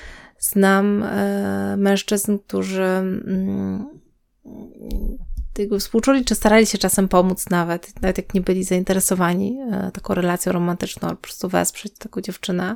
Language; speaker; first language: Polish; native; Polish